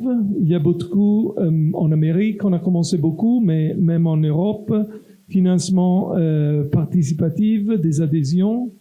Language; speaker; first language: French; non-native, local second language; Italian